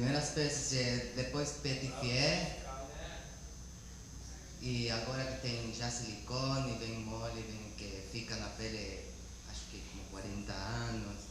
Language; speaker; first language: Portuguese; non-native, learner; Spanish